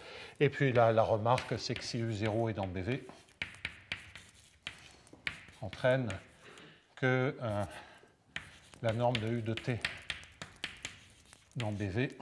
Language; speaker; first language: French; native; French